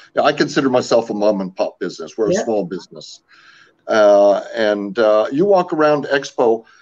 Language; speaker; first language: English; native; English